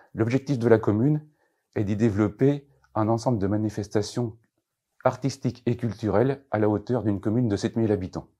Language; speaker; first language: French; native; French